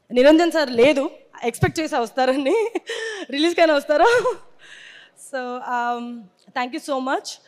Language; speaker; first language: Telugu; non-native, learner; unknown